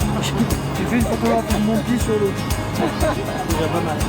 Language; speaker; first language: French; native; French